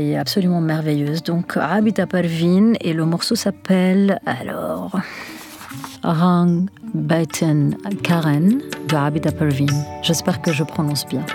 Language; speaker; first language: French; non-native, local second language; Arabic